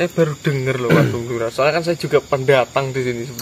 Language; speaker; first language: Indonesian; native; Indonesian